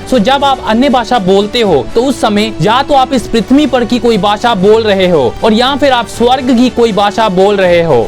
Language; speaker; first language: Hindi; non-native, local second language; Punjabi